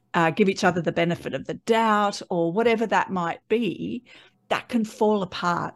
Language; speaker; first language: English; native; English